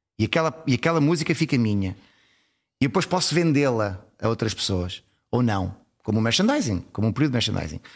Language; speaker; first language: Portuguese; early bilingual, heritage; Portuguese